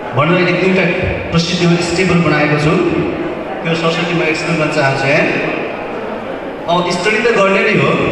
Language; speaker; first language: Nepali; native; Nepali